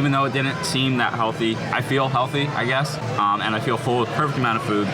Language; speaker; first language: English; native; English